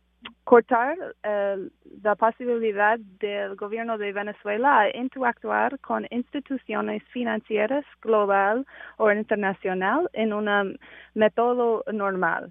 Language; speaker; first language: Spanish; non-native, fluent; English